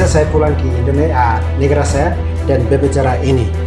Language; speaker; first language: Indonesian; non-native, learner; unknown